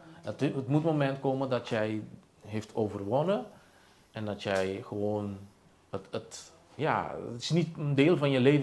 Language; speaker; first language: Dutch; non-native, local second language; Papiamento